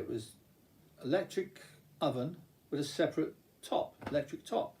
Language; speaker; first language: English; native; English